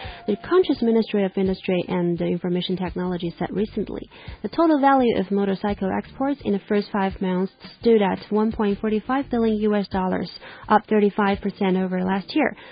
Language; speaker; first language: English; non-native, fluent; Chinese